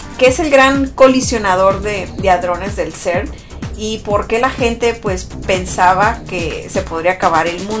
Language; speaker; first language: Spanish; native; Spanish